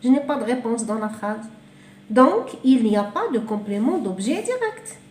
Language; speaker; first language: French; non-native, local second language; Arabic